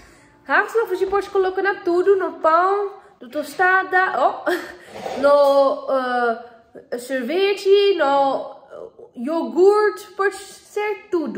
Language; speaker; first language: Portuguese; non-native, learner; Dutch